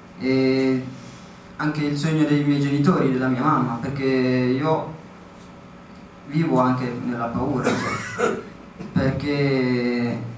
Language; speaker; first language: Italian; non-native, fluent; Tigrinya